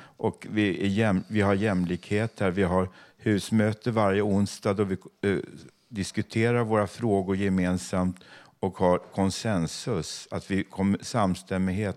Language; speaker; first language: Swedish; native; Swedish